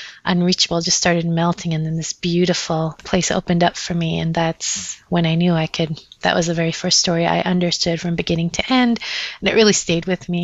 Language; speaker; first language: English; early bilingual, other home language; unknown